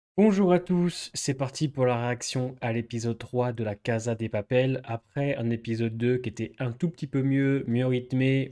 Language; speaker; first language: French; native; French